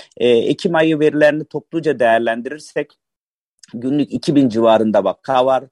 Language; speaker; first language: Turkish; native; Turkish